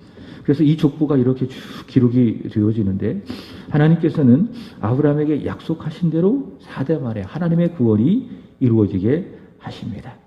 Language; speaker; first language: Korean; native; Korean